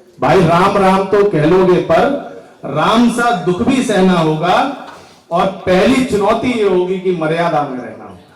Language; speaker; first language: Hindi; native; Hindi